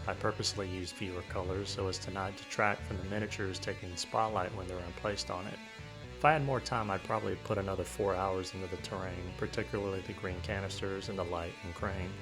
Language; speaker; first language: English; native; English